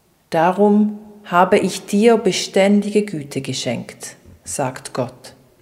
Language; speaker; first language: German; native; German